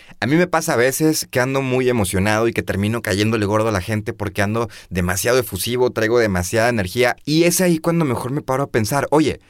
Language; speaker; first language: Spanish; native; Spanish